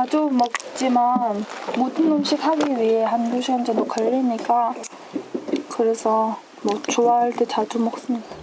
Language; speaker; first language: Korean; non-native, fluent; Mongolian